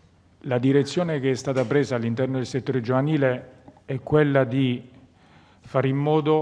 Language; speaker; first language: Italian; native; Italian